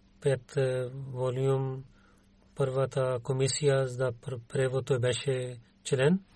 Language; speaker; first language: Bulgarian; non-native, learner; Urdu